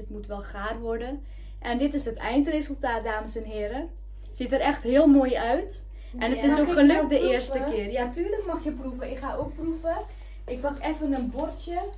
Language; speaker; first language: Dutch; native; Dutch